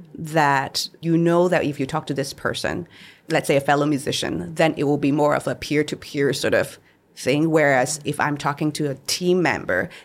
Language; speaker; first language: English; non-native, local second language; Cantonese